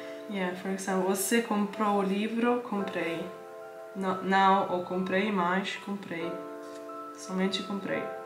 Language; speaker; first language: Portuguese; non-native, learner; Italian